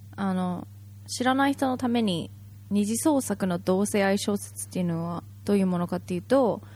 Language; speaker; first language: Japanese; native; Japanese